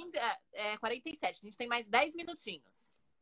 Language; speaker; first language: Portuguese; native; Portuguese